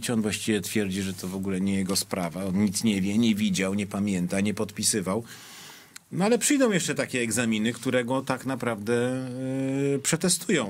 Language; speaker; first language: Polish; native; Polish